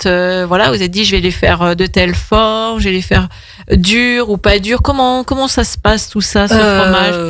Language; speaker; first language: French; native; French